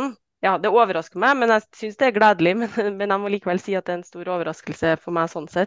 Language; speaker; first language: Norwegian; native; Norwegian